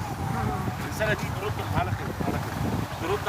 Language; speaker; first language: Arabic; native; Arabic